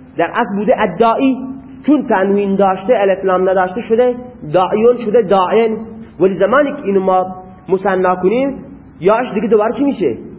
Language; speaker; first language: Persian; non-native, local second language; Baluchi